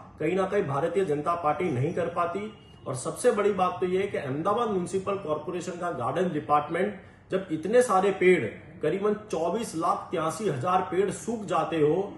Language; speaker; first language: Hindi; non-native, local second language; Gujarati